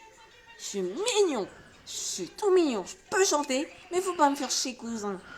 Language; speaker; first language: French; native; French